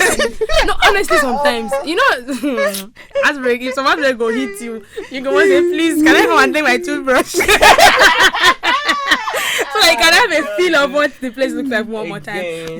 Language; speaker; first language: English; non-native, local second language; Yoruba